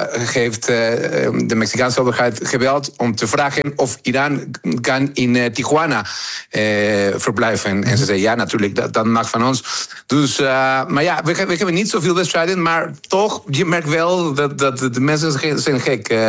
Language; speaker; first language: Dutch; non-native, fluent; Spanish